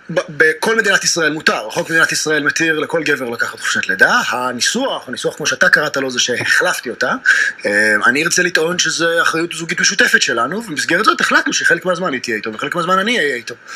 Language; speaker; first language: Hebrew; native; Hebrew